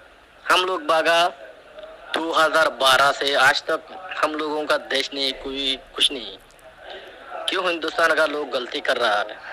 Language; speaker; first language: Hindi; non-native, learner; Rohingya